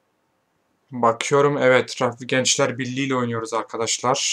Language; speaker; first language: Turkish; native; Turkish